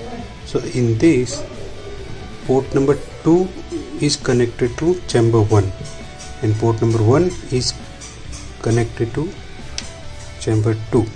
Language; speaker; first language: English; non-native, local second language; Hindi